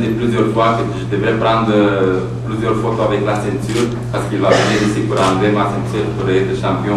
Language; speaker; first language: French; non-native, fluent; Romanian